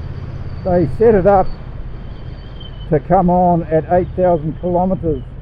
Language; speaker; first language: English; native; English